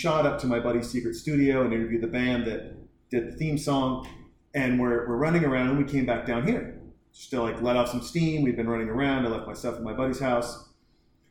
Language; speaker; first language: English; native; English